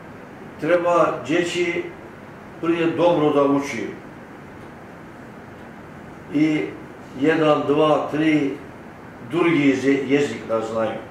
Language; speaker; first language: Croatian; early bilingual, heritage; Turkish